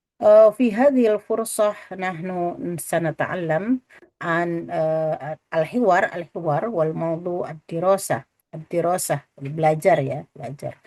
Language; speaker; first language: Arabic; non-native, fluent; Indonesian